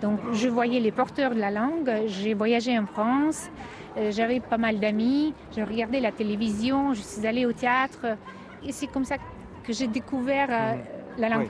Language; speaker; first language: French; non-native, fluent; Russian